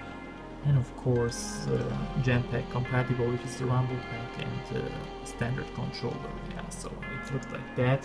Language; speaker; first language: English; non-native, fluent; German